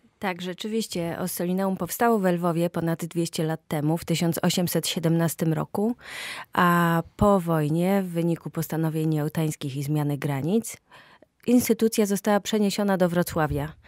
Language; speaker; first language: Polish; native; Polish